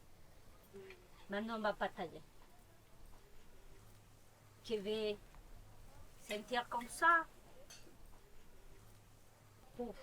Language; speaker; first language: French; non-native, fluent; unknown